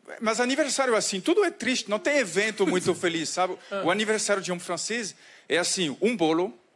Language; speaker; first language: Portuguese; non-native, fluent; French